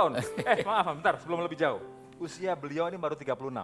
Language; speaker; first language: Indonesian; native; Indonesian